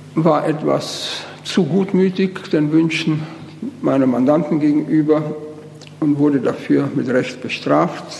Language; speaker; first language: German; native; German